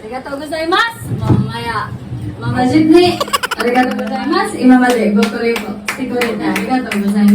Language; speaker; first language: Japanese; non-native, learner; Filipino